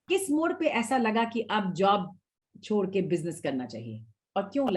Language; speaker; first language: Hindi; native; Hindi